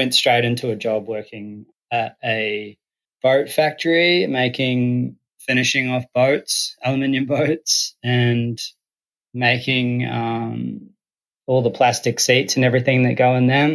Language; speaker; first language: English; native; English